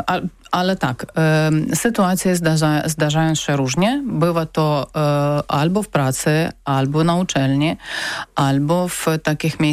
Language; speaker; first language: Polish; non-native, learner; Ukrainian